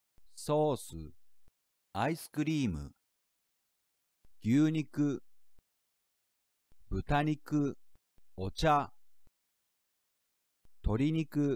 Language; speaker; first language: Japanese; non-native, learner; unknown